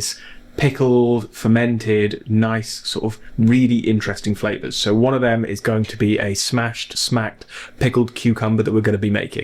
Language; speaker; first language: English; native; English